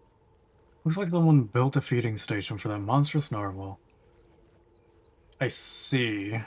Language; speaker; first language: English; native; English